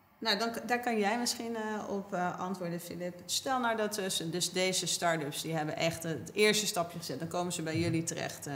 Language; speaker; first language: Dutch; native; Dutch